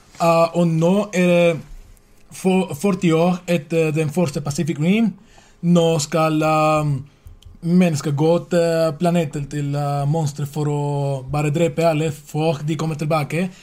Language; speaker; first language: Norwegian; non-native, learner; Swedish